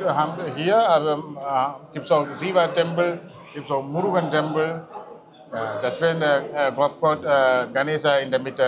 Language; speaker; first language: German; non-native, fluent; Tamil